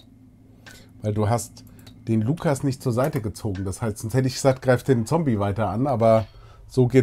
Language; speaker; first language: German; native; German